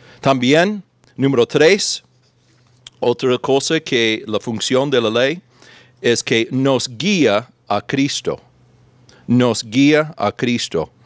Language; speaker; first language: Spanish; non-native, fluent; English